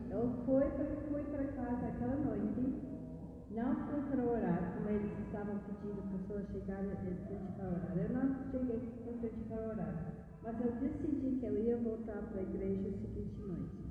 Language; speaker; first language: Portuguese; non-native, fluent; English